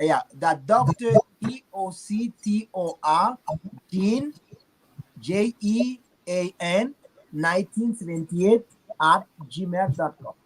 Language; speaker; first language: English; non-native, learner; Haitian Creole